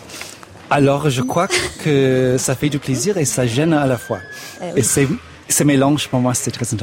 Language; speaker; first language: French; non-native, fluent; English